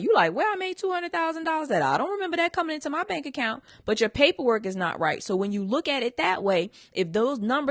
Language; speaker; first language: English; native; English